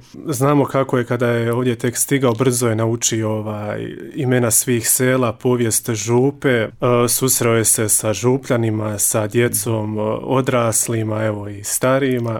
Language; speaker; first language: Croatian; native; Croatian